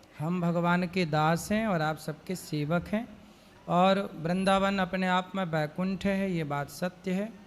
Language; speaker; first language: Hindi; native; Hindi